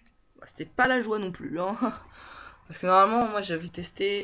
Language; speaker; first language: French; native; French